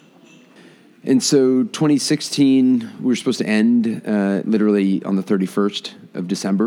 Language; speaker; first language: English; native; English